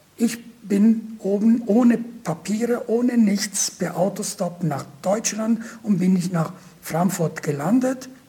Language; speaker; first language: German; non-native, fluent; Italian